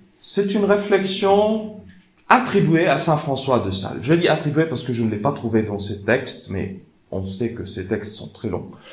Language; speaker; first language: French; non-native, fluent; Arabic